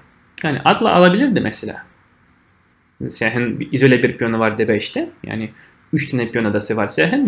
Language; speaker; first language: Turkish; non-native, fluent; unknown